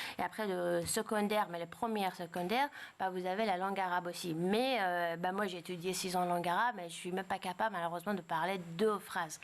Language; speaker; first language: French; non-native, fluent; Persian